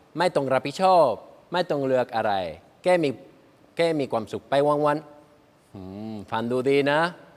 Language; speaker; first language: Thai; non-native, learner; Spanish